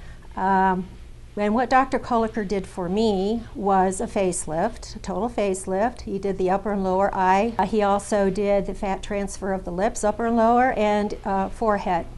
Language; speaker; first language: English; native; English